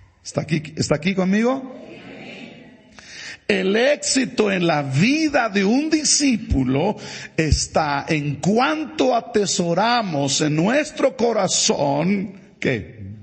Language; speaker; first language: Spanish; native; Spanish